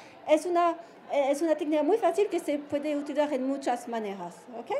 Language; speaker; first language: Spanish; non-native, learner; French